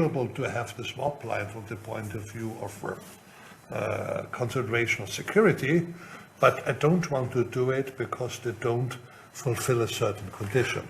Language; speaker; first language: English; non-native, fluent; German